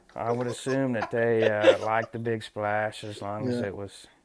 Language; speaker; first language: English; native; English